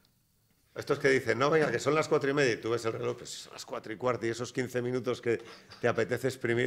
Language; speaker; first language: Spanish; native; Spanish